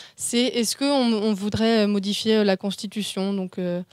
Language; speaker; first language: French; native; French